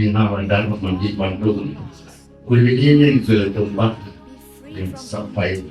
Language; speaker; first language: Indonesian; non-native, learner; Thai